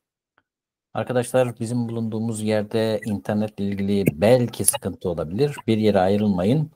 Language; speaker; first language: Turkish; native; Turkish